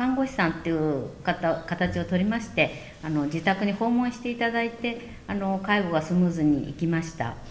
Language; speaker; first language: Japanese; native; Japanese